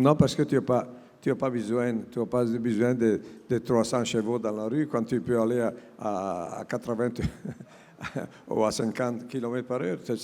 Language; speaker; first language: French; non-native, learner; Italian